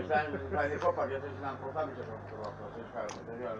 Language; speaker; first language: Polish; native; Polish